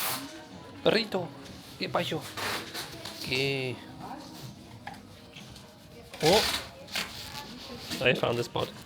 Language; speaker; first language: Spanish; non-native, learner; Polish